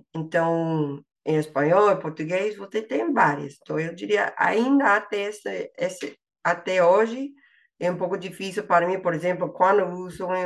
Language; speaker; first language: Portuguese; non-native, fluent; English